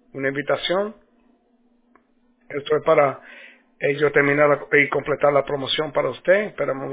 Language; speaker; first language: Spanish; early bilingual, heritage; Spanish